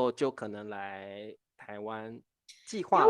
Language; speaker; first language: Chinese; native; Chinese